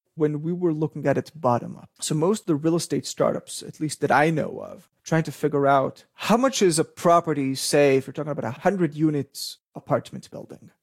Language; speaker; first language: English; non-native, fluent; Hebrew